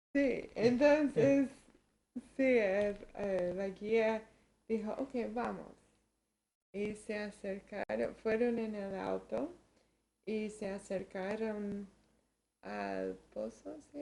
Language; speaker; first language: Spanish; early bilingual, heritage; Spanish